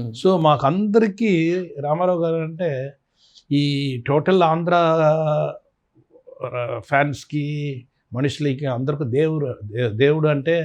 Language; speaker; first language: Telugu; non-native, fluent; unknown